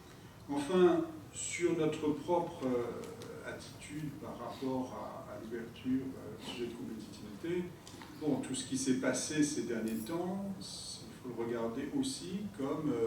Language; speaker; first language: French; native; French